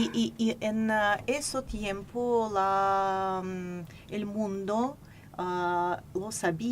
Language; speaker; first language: Spanish; non-native, fluent; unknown